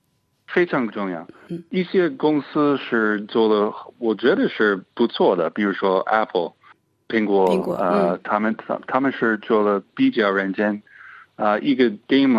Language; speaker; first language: Chinese; non-native, fluent; English